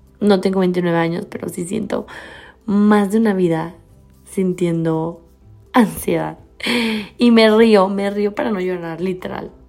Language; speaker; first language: Spanish; native; Spanish